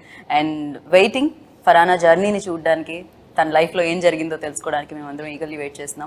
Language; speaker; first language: Telugu; native; Telugu